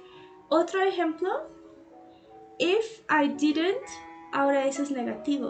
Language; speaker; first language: Spanish; non-native, fluent; English